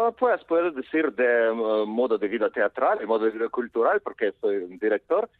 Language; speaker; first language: Spanish; non-native, learner; Ukrainian